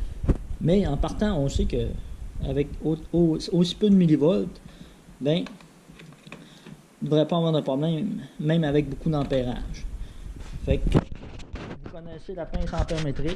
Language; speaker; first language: French; native; French